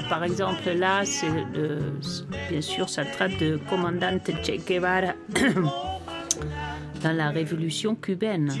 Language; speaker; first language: French; non-native, fluent; Dutch